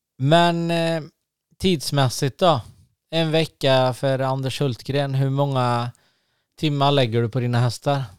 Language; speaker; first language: Swedish; native; Swedish